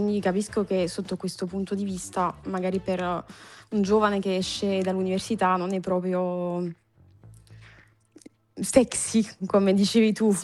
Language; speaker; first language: Italian; non-native, fluent; French